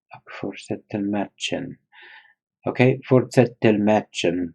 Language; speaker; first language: Swedish; non-native, learner; English